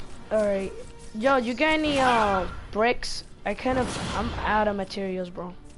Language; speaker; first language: English; early bilingual, other home language; Spanish